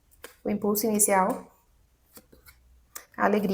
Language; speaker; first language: Portuguese; native; Portuguese